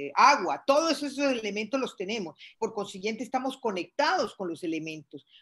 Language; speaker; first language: Spanish; native; Spanish